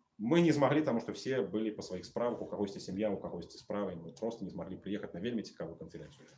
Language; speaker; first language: Belarusian; non-native, local second language; Russian